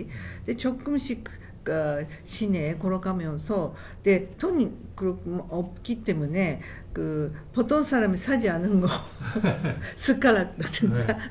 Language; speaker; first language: Korean; non-native, fluent; Japanese